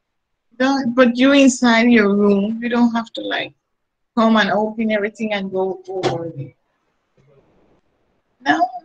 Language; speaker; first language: English; non-native, fluent; Spanish